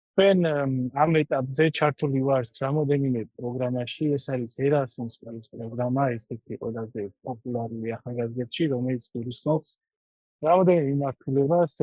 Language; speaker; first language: Georgian; non-native, local second language; Armenian